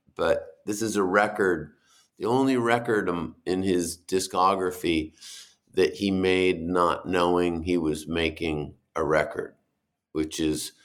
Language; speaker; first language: English; native; English